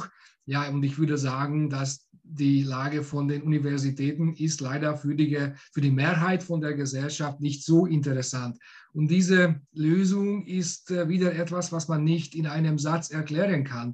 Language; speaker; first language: German; non-native, fluent; Hungarian